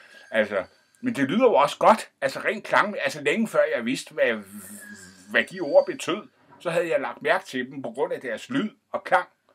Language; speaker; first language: Danish; native; Danish